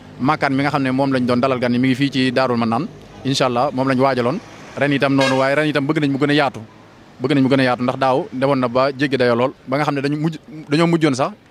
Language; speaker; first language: Wolof; native; Wolof